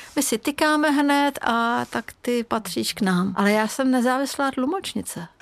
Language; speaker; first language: Czech; non-native, fluent; Hungarian